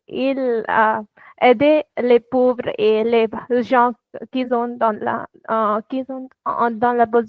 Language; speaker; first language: French; non-native, learner; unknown